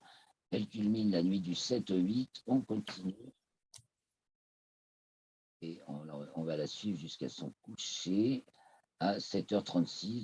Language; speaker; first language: French; native; French